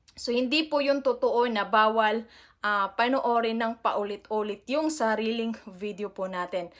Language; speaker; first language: Filipino; native; Filipino